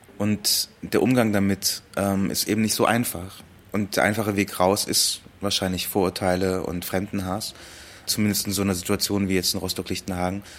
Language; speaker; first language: German; early bilingual, other home language; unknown